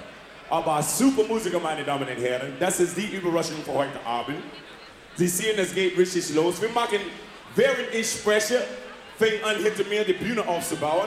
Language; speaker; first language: German; non-native, fluent; English